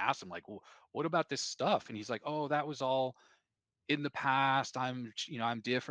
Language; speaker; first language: English; native; English